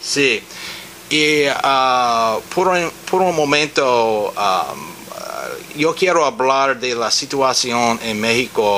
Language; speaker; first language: Spanish; non-native, learner; English